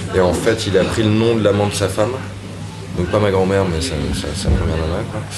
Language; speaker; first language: French; native; French